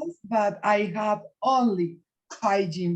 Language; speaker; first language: English; non-native, learner; Spanish